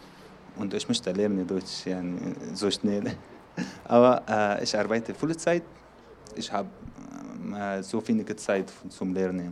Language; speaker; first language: German; non-native, learner; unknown